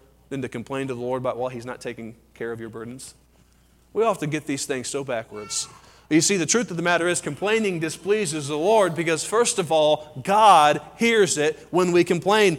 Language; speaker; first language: English; native; English